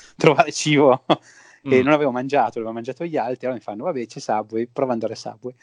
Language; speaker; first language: Italian; native; Italian